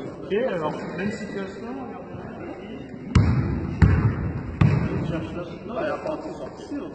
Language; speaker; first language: French; native; French